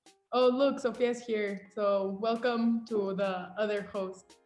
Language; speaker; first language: English; early bilingual, other home language; Spanish